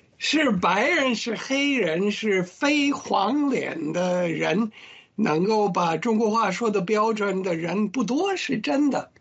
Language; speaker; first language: Chinese; non-native, fluent; English